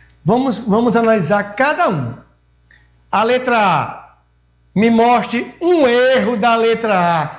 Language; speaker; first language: Portuguese; native; Portuguese